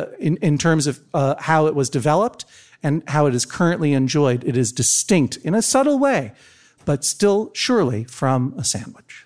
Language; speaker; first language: English; native; English